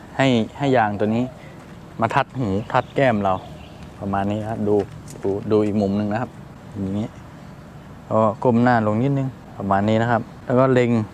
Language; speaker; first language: Thai; native; Thai